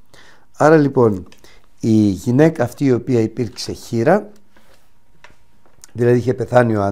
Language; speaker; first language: Greek; native; Greek